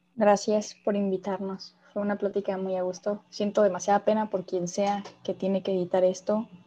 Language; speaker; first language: Spanish; native; Spanish